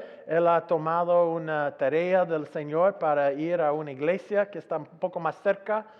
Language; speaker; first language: Spanish; non-native, fluent; English